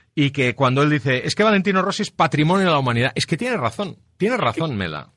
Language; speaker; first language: Spanish; non-native, local second language; Catalan